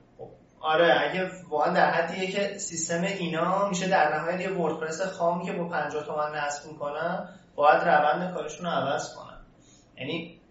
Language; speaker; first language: Persian; native; Persian